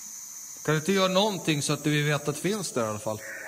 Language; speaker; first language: Swedish; native; Swedish